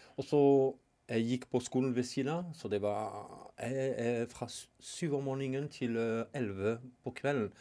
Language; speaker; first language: Norwegian; non-native, fluent; French